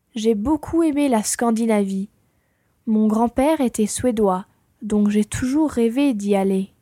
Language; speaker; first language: French; non-native, learner; English